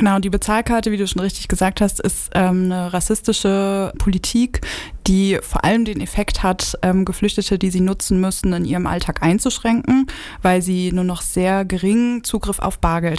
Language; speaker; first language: German; native; German